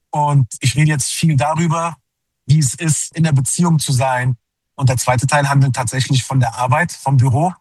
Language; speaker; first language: German; early bilingual, other home language; Turkish